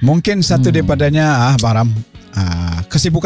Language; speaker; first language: Malay; native; Malay